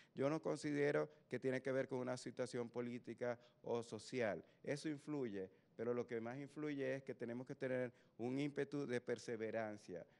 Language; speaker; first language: Spanish; native; Spanish